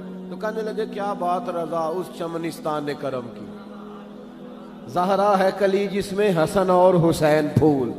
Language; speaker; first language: Urdu; native; Urdu